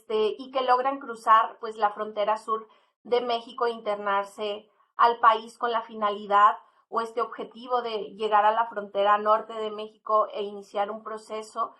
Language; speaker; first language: Spanish; native; Spanish